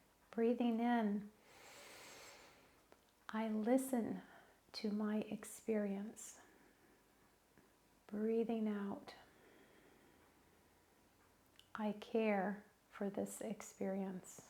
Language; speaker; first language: English; native; English